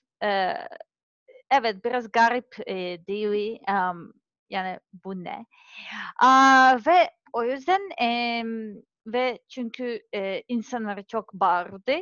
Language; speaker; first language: Turkish; non-native, learner; Serbian